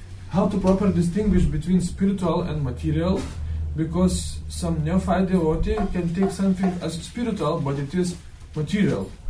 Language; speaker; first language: English; non-native, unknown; Lithuanian